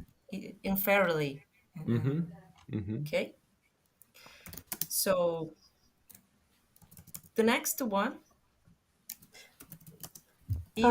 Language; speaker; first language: English; non-native, fluent; Portuguese